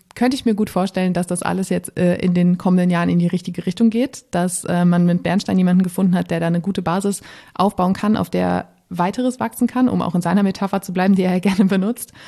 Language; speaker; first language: German; native; German